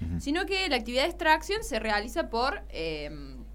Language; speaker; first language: Spanish; native; Spanish